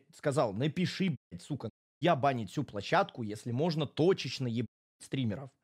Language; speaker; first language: Russian; native; Russian